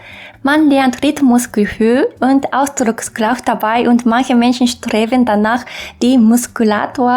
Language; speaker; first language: German; non-native, fluent; Japanese